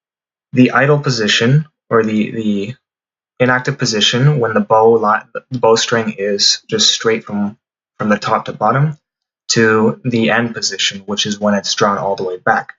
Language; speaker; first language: English; native; English